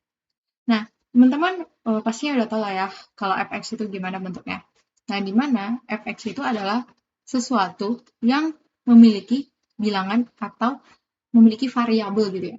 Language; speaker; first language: Indonesian; native; Indonesian